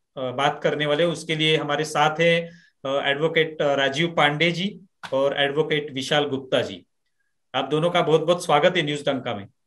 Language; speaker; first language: Hindi; non-native, local second language; Marathi